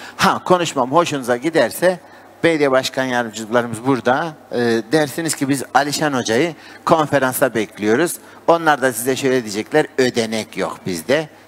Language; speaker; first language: Turkish; native; Turkish